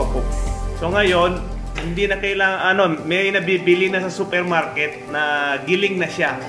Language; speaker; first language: Filipino; non-native, local second language; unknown